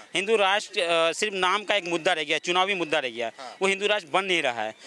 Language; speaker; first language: Hindi; native; Hindi